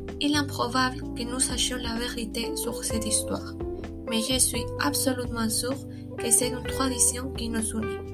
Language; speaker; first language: French; non-native, learner; Spanish